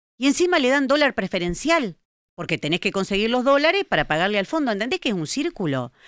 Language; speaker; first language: Spanish; native; Spanish